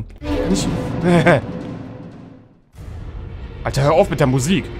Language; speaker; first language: German; native; German